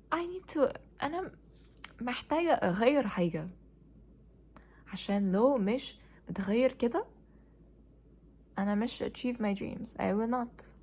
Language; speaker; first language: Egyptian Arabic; non-native, learner; English